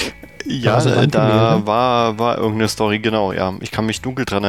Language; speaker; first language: German; native; German